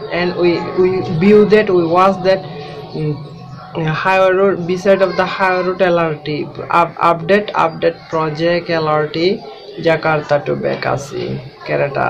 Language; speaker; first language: English; non-native, local second language; Bangla